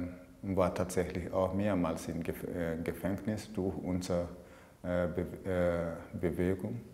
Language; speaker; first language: German; non-native, fluent; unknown